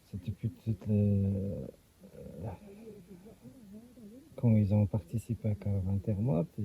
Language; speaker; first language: French; non-native, local second language; Arabic